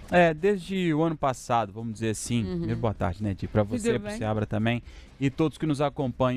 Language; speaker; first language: Portuguese; native; Portuguese